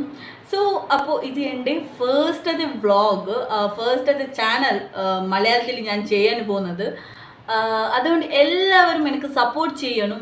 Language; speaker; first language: Malayalam; non-native, local second language; Tulu